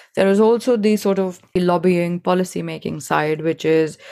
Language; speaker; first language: English; non-native, local second language; Hindi